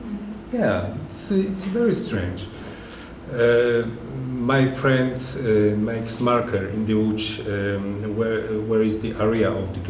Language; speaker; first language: English; non-native, learner; Polish